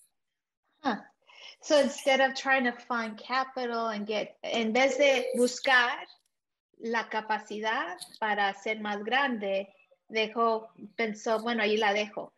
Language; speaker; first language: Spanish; early bilingual, heritage; English